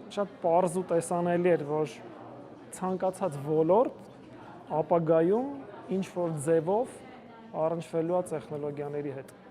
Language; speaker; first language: Armenian; native; Armenian